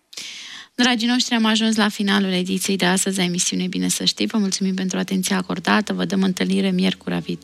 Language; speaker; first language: Romanian; native; Romanian